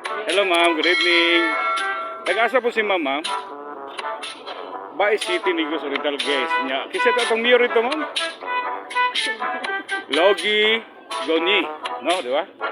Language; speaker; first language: Filipino; non-native, local second language; Cebuano